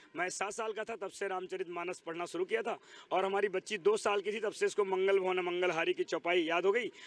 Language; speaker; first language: Hindi; native; Hindi